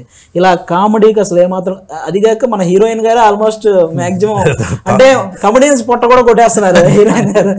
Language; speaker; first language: Telugu; native; Telugu